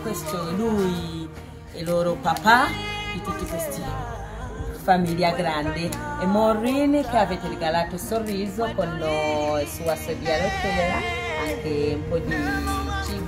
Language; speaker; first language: Italian; non-native, learner; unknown